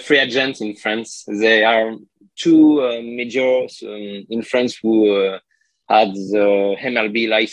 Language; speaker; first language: English; non-native, learner; French